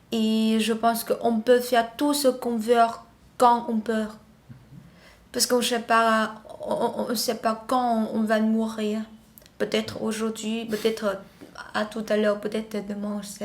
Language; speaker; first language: French; non-native, learner; Vietnamese